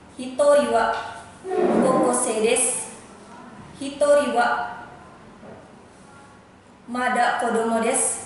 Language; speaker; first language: Japanese; non-native, learner; Indonesian